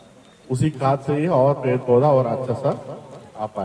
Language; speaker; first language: Hindi; native; Hindi